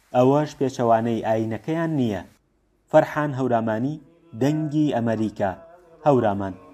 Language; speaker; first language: Central Kurdish; non-native, local second language; Gurani